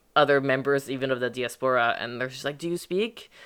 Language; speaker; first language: English; early bilingual, other home language; French